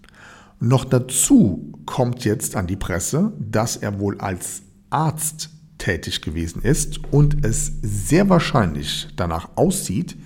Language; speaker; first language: German; native; German